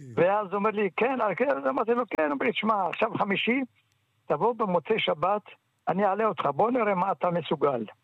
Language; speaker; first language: Hebrew; early bilingual, other home language; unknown